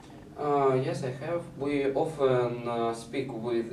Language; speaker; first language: English; non-native, learner; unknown